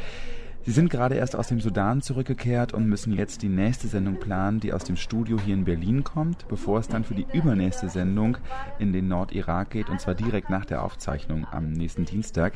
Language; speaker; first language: German; native; German